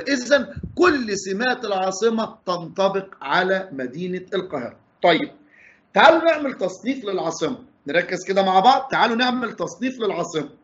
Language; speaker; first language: Arabic; native; Arabic